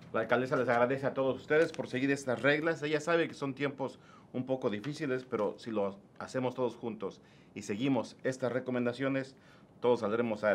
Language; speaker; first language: Spanish; native; Spanish